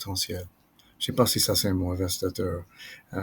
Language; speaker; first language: French; non-native, fluent; English